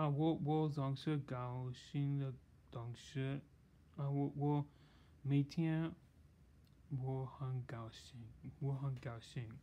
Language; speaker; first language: Chinese; non-native, learner; English